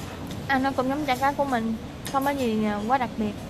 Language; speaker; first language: Vietnamese; native; Vietnamese